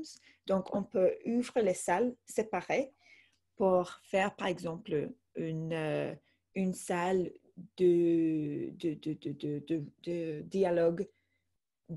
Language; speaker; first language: French; non-native, fluent; English